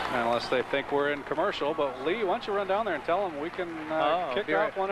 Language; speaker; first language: English; native; English